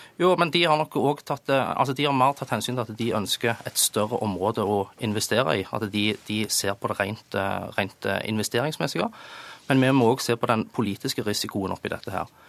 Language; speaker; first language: Norwegian; native; Norwegian